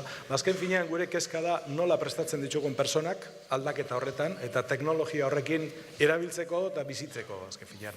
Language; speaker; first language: Basque; native; Basque